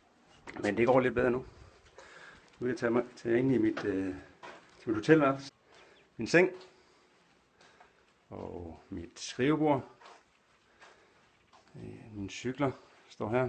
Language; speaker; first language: Danish; native; Danish